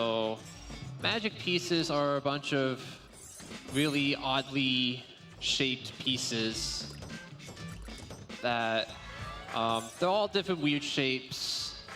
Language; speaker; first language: English; native; English